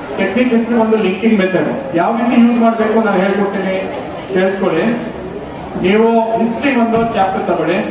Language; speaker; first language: Kannada; non-native, local second language; Urdu